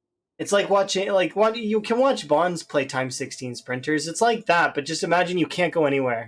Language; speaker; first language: English; native; English